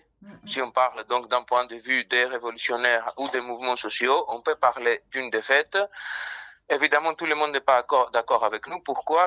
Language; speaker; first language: French; non-native, fluent; Greek